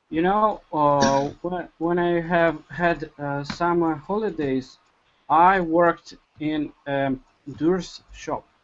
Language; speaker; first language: English; non-native, learner; Russian